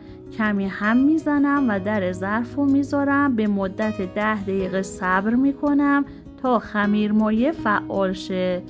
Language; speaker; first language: Persian; native; Persian